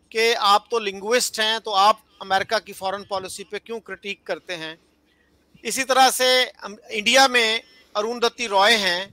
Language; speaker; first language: Urdu; native; Urdu